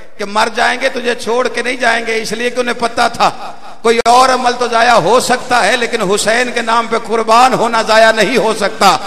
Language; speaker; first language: Urdu; non-native, local second language; Punjabi